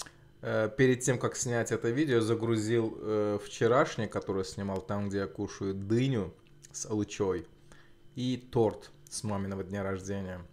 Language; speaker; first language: Russian; non-native, local second language; Azerbaijani